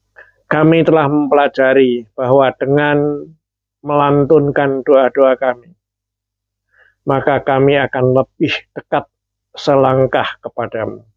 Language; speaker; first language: Indonesian; native; Indonesian